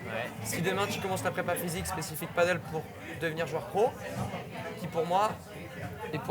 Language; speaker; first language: French; native; French